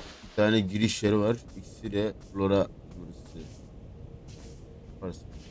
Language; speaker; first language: Turkish; native; Turkish